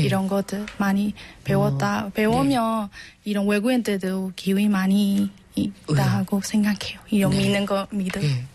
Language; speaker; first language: Korean; non-native, learner; Burmese